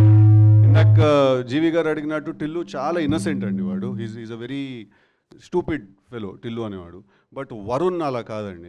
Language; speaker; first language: Telugu; native; Telugu